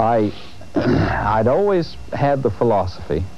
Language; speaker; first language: English; native; English